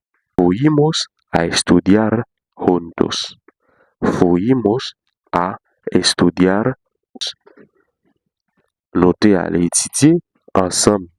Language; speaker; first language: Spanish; non-native, fluent; Haitian Creole